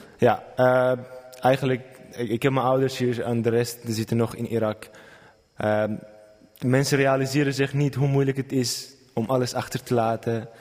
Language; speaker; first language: Dutch; non-native, fluent; Kurdish